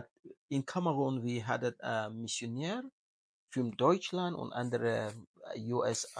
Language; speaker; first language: German; non-native, learner; English